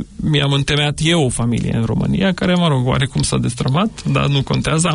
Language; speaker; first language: Romanian; non-native, fluent; Macedonian